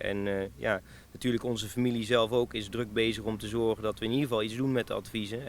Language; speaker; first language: Dutch; native; Dutch